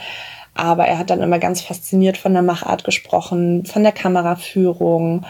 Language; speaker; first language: German; native; German